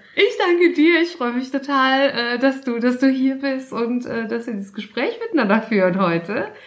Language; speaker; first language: German; native; German